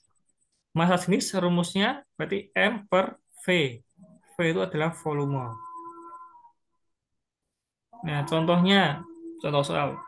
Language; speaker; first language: Indonesian; native; Indonesian